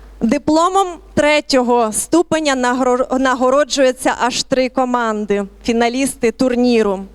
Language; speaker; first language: Ukrainian; native; Ukrainian